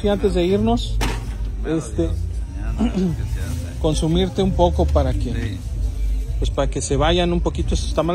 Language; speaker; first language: Spanish; native; Spanish